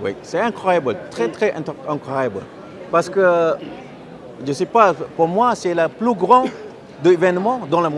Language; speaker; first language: French; non-native, learner; Malay